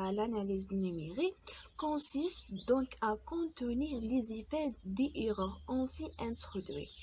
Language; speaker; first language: French; non-native, local second language; Arabic